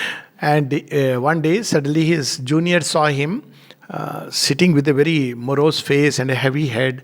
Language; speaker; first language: English; non-native, local second language; Hindi